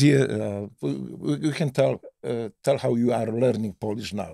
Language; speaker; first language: English; non-native, fluent; Polish